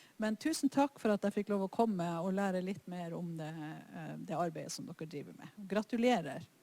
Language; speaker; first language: Norwegian; native; Norwegian